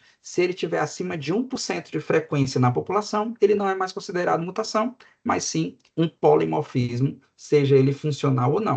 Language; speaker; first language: Portuguese; native; Portuguese